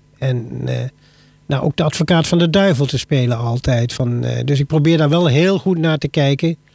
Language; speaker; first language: Dutch; native; Dutch